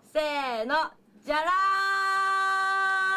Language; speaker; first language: Japanese; native; Japanese